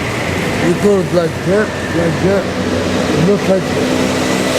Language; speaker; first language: English; non-native, learner; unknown